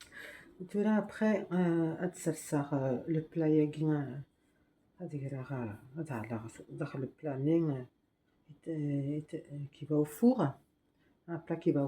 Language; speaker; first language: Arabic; non-native, local second language; Kabyle